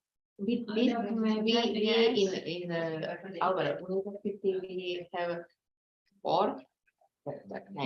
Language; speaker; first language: English; non-native, learner; Slovak